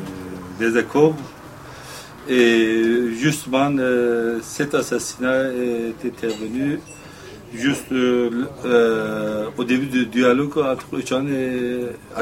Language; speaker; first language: French; non-native, fluent; Kurdish